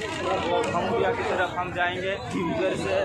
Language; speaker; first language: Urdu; non-native, local second language; Bangla